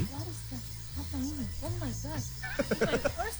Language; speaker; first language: English; non-native, learner; Korean